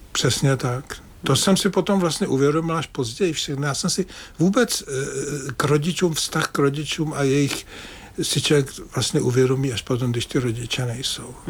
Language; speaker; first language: Czech; native; Czech